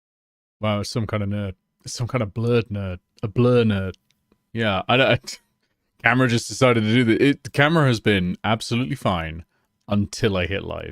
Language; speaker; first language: English; native; English